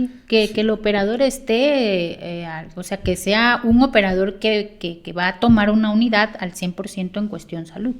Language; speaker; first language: Spanish; native; Spanish